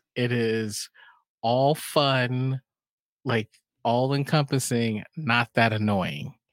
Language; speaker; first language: English; native; English